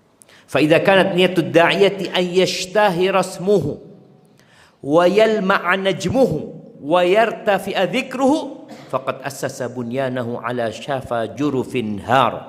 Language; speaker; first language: Arabic; non-native, fluent; Indonesian